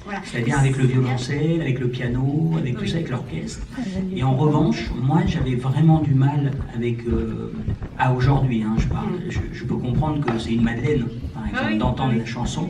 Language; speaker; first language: French; native; French